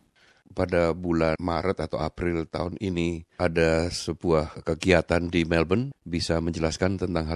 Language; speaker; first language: Indonesian; native; Indonesian